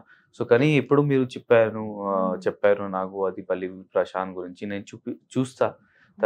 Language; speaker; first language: Telugu; non-native, learner; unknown